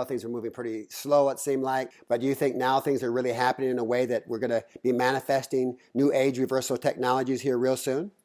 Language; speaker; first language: English; native; English